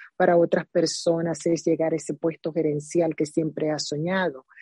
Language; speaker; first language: Spanish; native; Spanish